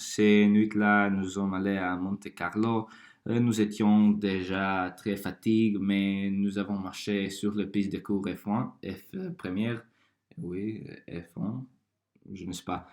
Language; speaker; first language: French; non-native, learner; Croatian